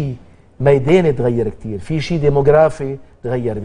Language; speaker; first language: Arabic; native; Arabic